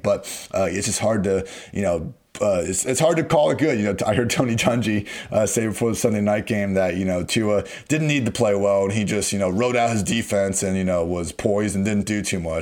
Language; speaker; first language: English; native; English